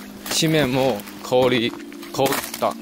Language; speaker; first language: Japanese; non-native, learner; Chinese